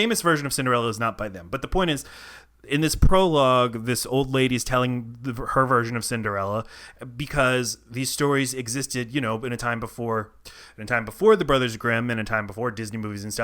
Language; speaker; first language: English; native; English